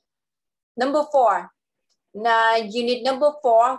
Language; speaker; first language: English; non-native, local second language; Vietnamese